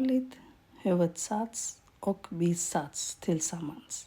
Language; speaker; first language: Swedish; non-native, fluent; Urdu